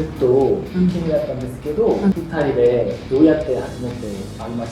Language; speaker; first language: Japanese; non-native, learner; Korean